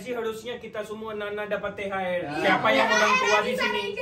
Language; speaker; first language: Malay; non-native, fluent; Urdu